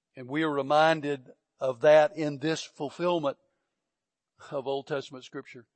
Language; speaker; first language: English; native; English